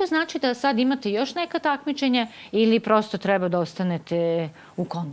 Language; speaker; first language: Croatian; native; Croatian